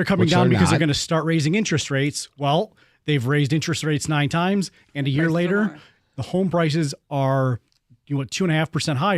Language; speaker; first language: English; native; English